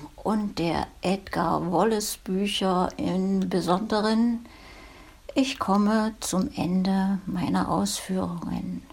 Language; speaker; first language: German; native; German